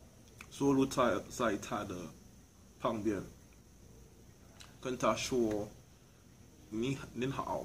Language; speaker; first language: Chinese; non-native, learner; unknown